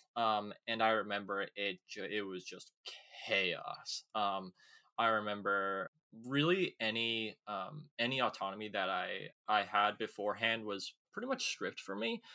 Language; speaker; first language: English; native; English